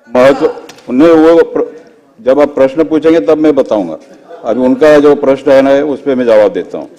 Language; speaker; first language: Hindi; non-native, local second language; Marathi